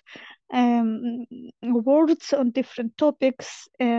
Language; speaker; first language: English; non-native, fluent; Ukrainian